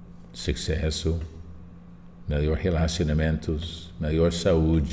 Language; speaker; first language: Portuguese; non-native, fluent; English